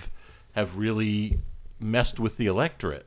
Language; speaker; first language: English; native; English